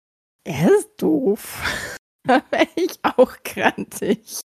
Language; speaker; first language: German; native; German